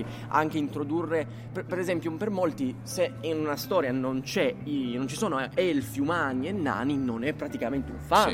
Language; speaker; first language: Italian; native; Italian